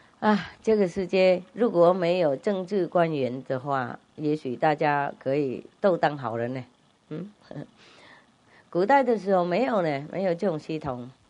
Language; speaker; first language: Chinese; non-native, fluent; Vietnamese